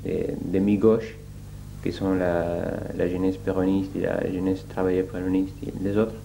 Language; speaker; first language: French; non-native, learner; Spanish